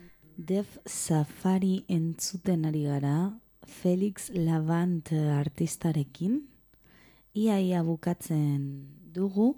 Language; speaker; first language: Basque; non-native, local second language; Spanish